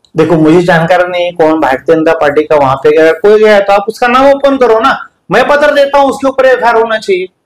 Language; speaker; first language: Hindi; non-native, local second language; Marathi